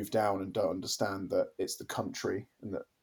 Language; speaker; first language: English; native; English